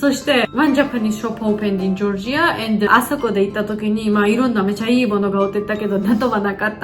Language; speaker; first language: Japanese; non-native, fluent; Georgian